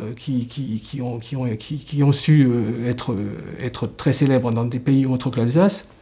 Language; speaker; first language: French; native; French